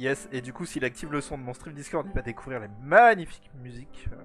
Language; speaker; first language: French; native; French